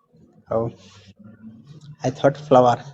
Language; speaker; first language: English; non-native, learner; Bangla